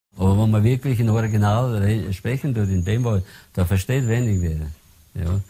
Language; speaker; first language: German; native; German